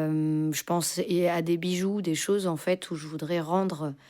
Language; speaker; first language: French; native; French